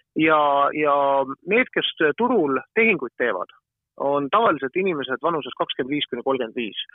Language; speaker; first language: Estonian; native; Estonian